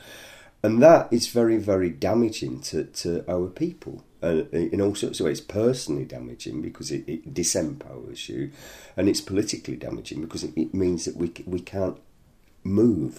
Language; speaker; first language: English; native; English